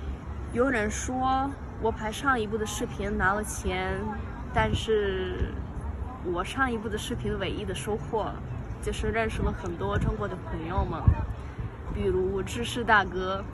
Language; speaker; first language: Chinese; non-native, fluent; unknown